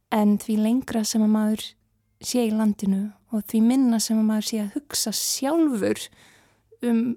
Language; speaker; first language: Icelandic; non-native, fluent; Serbian